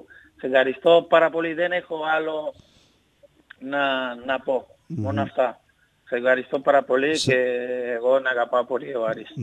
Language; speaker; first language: Greek; non-native, learner; Spanish